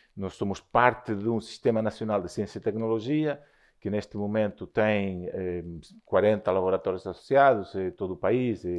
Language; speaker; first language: Portuguese; non-native, fluent; Spanish